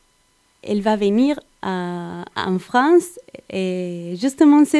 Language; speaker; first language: French; non-native, learner; Spanish